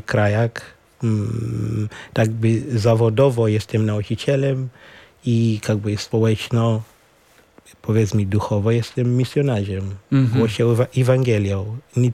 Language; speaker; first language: Ukrainian; non-native, learner; Shona